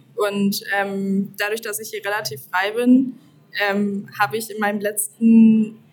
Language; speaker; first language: German; native; German